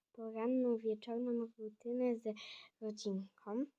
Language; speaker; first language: Polish; non-native, fluent; Ukrainian